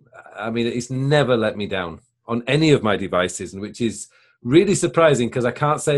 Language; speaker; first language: English; native; English